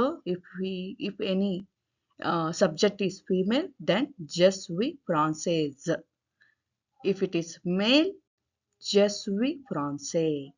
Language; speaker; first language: French; non-native, learner; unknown